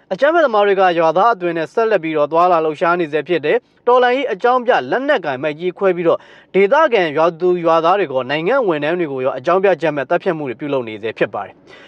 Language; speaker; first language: Burmese; native; Burmese